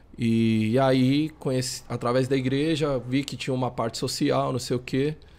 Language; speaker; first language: Portuguese; early bilingual, other home language; Spanish